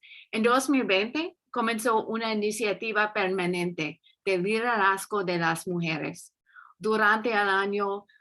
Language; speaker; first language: Spanish; non-native, fluent; English